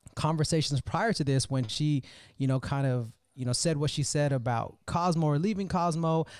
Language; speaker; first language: English; native; English